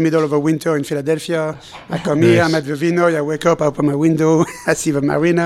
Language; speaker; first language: English; non-native, fluent; French